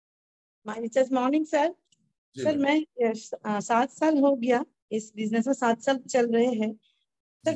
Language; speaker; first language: Hindi; non-native, local second language; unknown